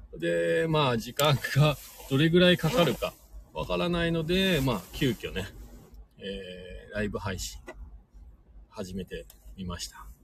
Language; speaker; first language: Japanese; native; Japanese